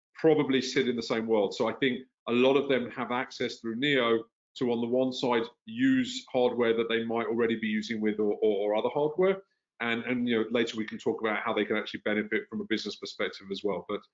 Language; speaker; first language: English; native; English